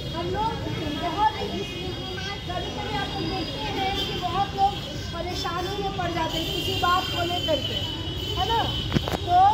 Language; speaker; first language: Hindi; native; Hindi